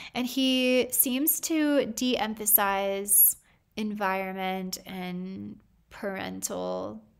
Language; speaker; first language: English; native; English